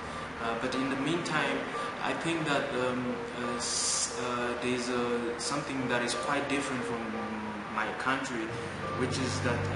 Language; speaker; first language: English; non-native, local second language; French